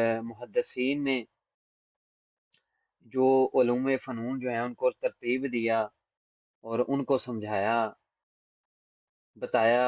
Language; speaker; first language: Hindi; non-native, local second language; Punjabi